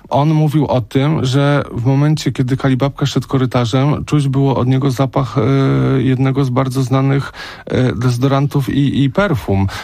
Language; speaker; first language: Polish; native; Polish